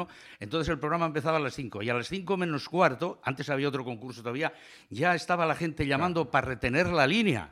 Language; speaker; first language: Spanish; native; Spanish